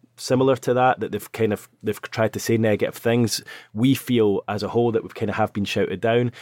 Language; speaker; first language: English; native; English